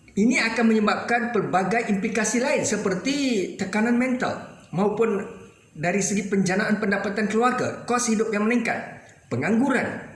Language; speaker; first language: Malay; native; Malay